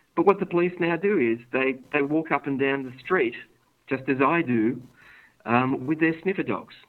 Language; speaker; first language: English; native; English